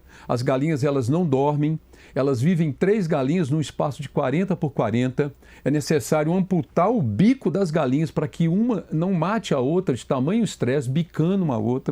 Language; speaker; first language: Portuguese; native; Portuguese